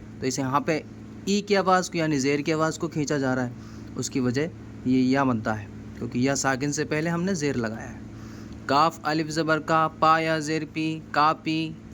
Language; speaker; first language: Urdu; native; Urdu